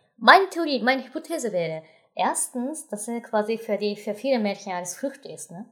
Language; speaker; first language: German; non-native, fluent; Japanese